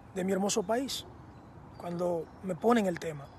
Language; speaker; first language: Spanish; early bilingual, heritage; Spanish